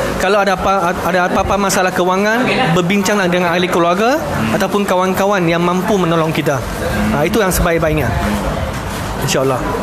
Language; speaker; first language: Malay; non-native, local second language; Chinese